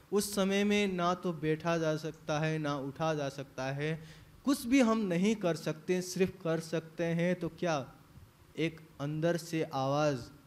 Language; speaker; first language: Hindi; native; Hindi